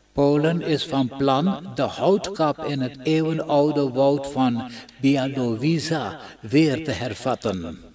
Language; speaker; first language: Dutch; non-native, local second language; Hindi